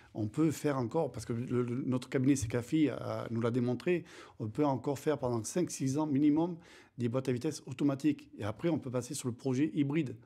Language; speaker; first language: French; native; French